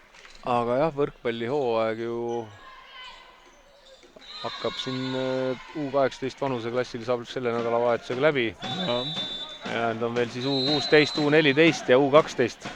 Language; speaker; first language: Estonian; native; Estonian